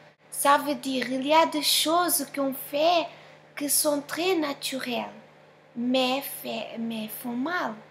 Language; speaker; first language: French; non-native, fluent; Portuguese